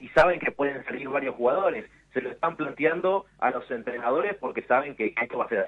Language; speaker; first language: Spanish; native; Spanish